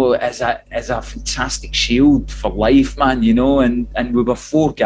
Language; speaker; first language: English; native; English